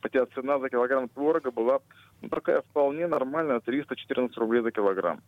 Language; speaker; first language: Russian; native; Russian